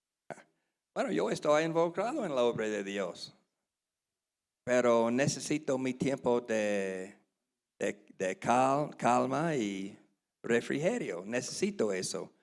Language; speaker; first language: Spanish; non-native, learner; English